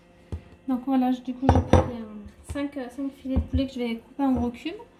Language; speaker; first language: French; native; French